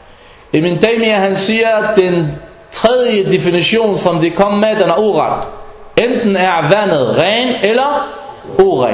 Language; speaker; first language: Danish; non-native, fluent; Arabic